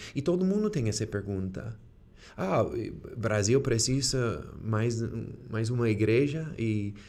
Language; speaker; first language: Portuguese; non-native, fluent; English